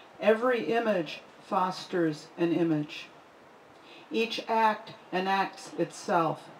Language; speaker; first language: English; native; English